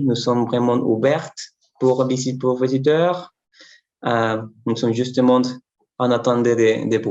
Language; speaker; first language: French; non-native, fluent; Spanish